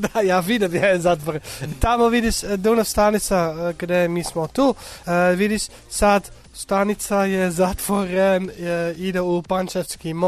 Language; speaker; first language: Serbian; non-native, learner; Dutch